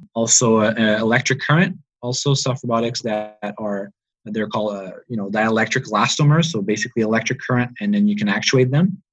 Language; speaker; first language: English; native; English